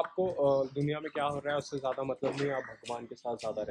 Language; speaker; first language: Hindi; native; Hindi